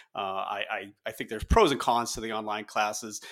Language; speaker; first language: English; native; English